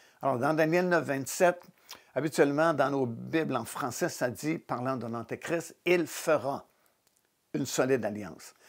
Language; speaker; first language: French; native; French